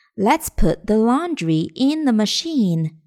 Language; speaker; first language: English; non-native, fluent; Chinese